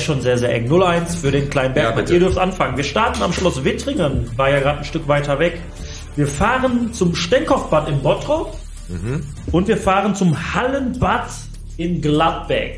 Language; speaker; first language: German; native; German